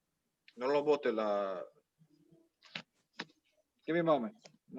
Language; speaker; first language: Spanish; early bilingual, heritage; Spanish